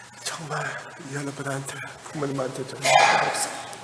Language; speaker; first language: Korean; early bilingual, heritage; Korean